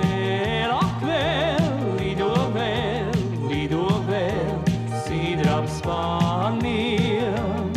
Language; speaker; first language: Latvian; native; Latvian